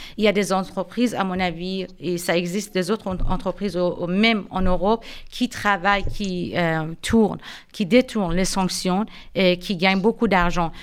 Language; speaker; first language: French; non-native, fluent; Persian